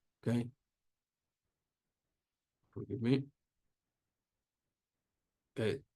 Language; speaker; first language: English; non-native, fluent; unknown